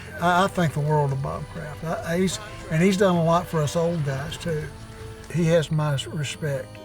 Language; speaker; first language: English; native; English